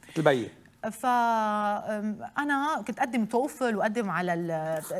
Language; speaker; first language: Arabic; native; Arabic